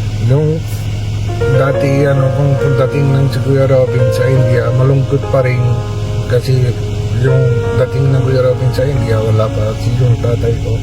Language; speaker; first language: Filipino; non-native, learner; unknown